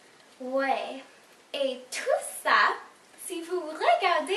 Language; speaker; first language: French; non-native, learner; English